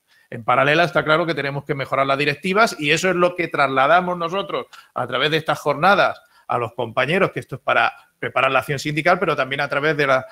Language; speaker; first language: Spanish; native; Spanish